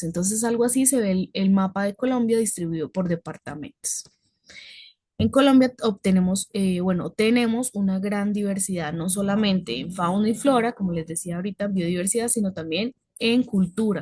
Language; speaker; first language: Spanish; native; Spanish